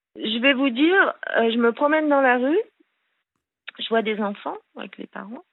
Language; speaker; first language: French; native; French